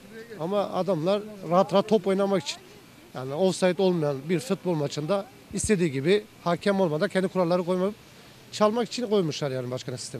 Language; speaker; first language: Turkish; native; Turkish